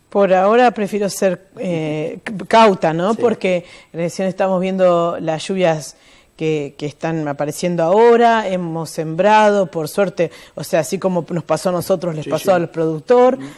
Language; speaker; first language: Spanish; native; Spanish